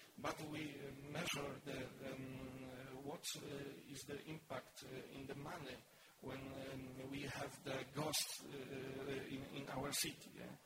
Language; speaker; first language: English; non-native, learner; Polish